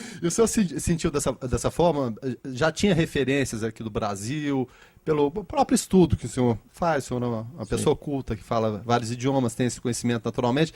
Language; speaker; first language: Portuguese; native; Portuguese